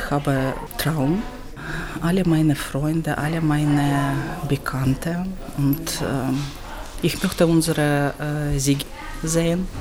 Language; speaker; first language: German; non-native, learner; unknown